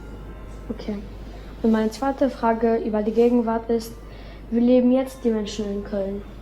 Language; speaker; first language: German; early bilingual, other home language; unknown